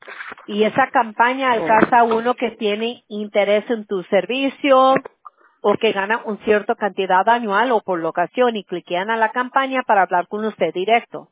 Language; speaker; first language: Spanish; early bilingual, heritage; Spanish